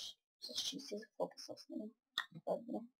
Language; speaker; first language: Bulgarian; early bilingual, other home language; Russian